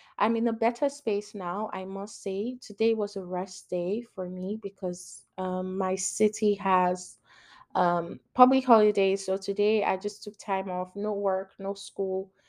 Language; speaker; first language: English; non-native, local second language; Yoruba